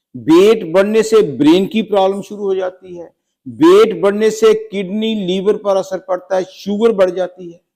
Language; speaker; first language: Hindi; native; Hindi